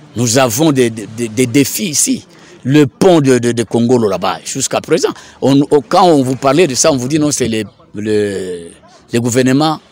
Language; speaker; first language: French; non-native, local second language; Swahili